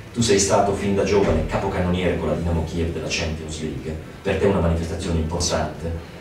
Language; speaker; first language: Italian; native; Italian